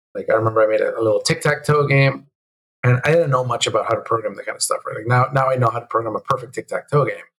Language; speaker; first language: English; early bilingual, other home language; Spanish